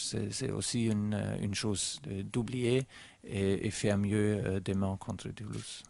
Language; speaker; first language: French; non-native, learner; German